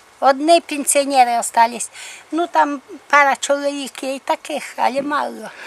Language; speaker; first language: Ukrainian; native; Ukrainian